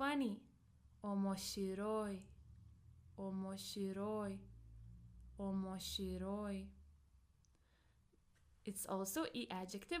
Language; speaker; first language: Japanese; non-native, fluent; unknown